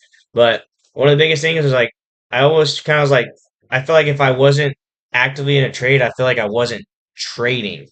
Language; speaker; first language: English; native; English